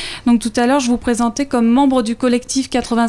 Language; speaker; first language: French; native; French